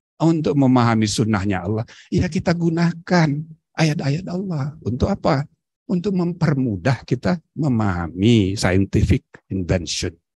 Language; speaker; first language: Indonesian; native; Indonesian